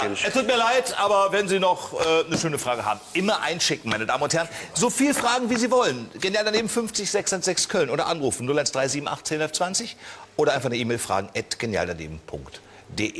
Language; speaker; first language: German; native; German